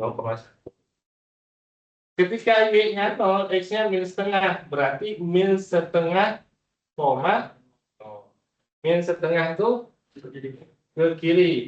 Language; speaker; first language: Indonesian; native; Indonesian